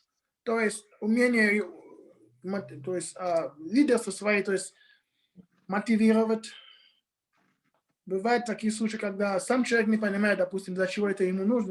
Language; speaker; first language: Russian; non-native, fluent; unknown